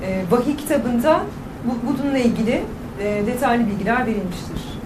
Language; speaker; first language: Turkish; native; Turkish